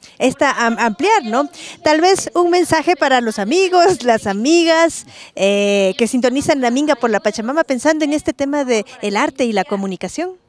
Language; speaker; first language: Spanish; native; Spanish